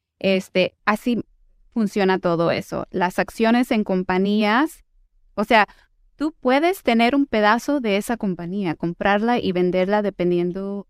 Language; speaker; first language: Spanish; early bilingual, heritage; Spanish